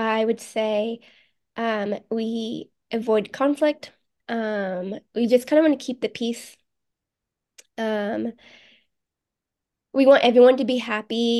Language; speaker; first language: English; early bilingual, other home language; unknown